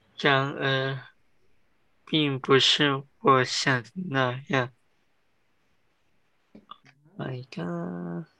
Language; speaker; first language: Chinese; early bilingual, heritage; English